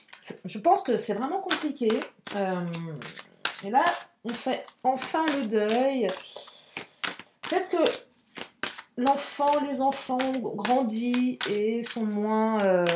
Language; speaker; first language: French; native; French